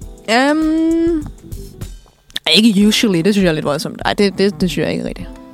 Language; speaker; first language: Danish; native; Danish